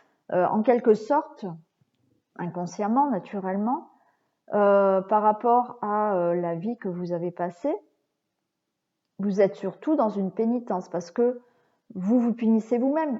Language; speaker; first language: French; native; French